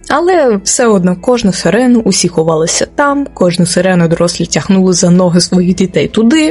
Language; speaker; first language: Ukrainian; non-native, local second language; Russian